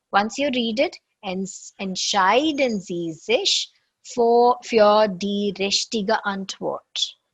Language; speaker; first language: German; non-native, fluent; Tamil